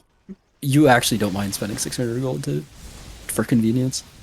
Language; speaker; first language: English; native; English